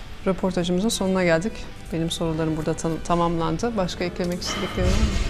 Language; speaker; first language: Turkish; native; Turkish